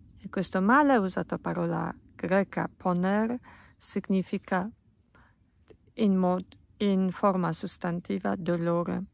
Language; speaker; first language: Italian; non-native, learner; Polish